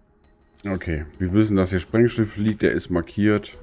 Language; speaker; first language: German; native; German